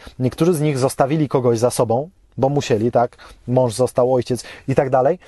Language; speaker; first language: Polish; native; Polish